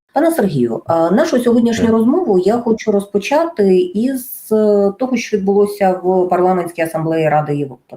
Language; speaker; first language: Ukrainian; native; Ukrainian